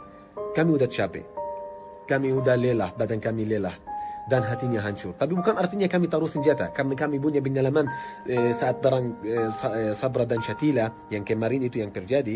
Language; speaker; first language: Indonesian; non-native, fluent; Arabic